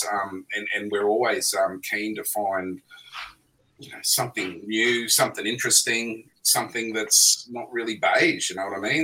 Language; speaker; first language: English; native; English